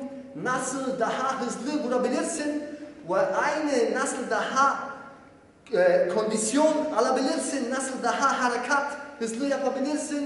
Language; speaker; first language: Turkish; non-native, learner; Polish